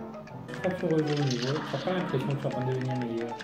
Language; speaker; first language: French; non-native, local second language; Morisyen